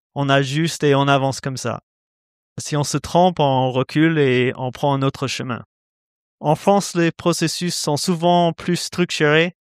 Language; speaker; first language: French; non-native, fluent; English